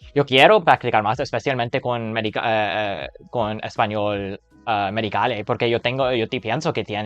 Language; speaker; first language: Spanish; non-native, learner; English